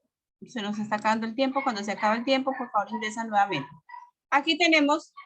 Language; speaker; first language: Spanish; native; Spanish